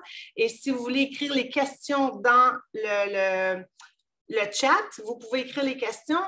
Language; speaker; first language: French; native; French